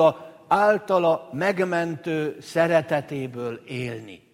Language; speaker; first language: Hungarian; native; Hungarian